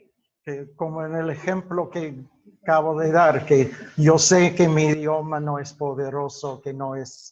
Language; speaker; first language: Spanish; non-native, fluent; English